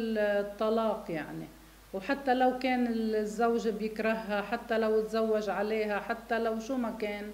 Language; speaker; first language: Arabic; native; Arabic